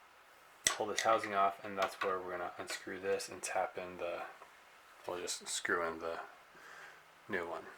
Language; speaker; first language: English; native; English